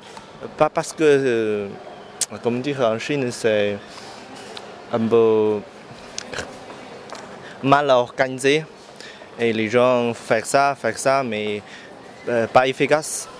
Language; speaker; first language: French; non-native, learner; Chinese